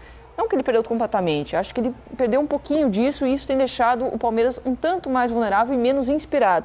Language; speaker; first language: Portuguese; native; Portuguese